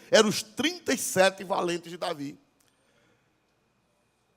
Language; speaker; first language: Portuguese; native; Portuguese